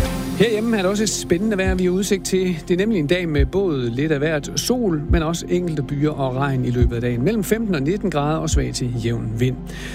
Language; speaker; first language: Danish; native; Danish